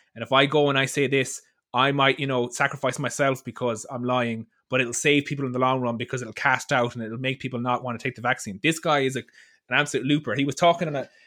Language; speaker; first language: English; native; English